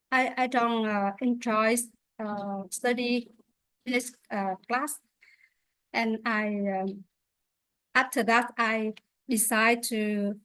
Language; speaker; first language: English; non-native, learner; Vietnamese